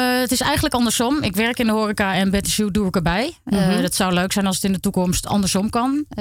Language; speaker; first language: Dutch; native; Dutch